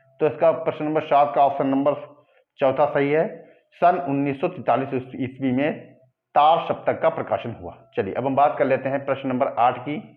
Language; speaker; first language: Hindi; native; Hindi